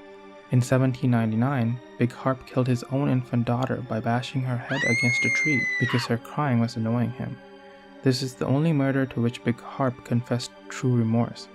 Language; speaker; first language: English; native; English